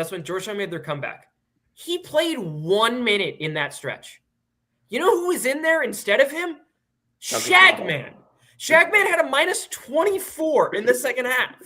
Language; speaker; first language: English; native; English